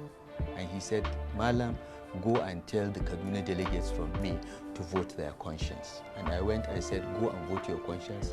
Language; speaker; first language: English; non-native, local second language; Hausa